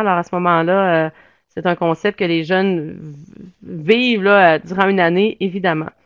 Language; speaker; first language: French; native; French